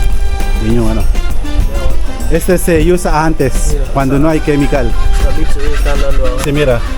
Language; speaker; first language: Spanish; non-native, learner; Filipino